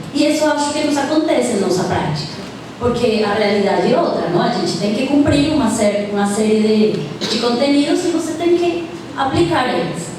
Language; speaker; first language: Portuguese; non-native, fluent; Spanish